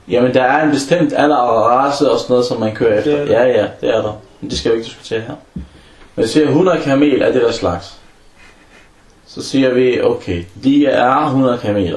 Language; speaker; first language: Danish; early bilingual, other home language; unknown